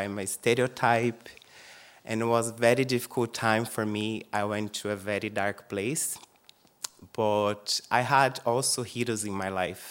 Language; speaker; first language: English; non-native, fluent; Portuguese